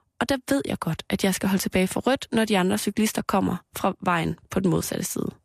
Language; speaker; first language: Danish; native; Danish